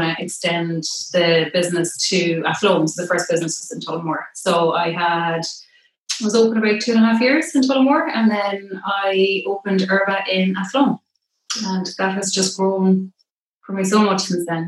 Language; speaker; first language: English; native; English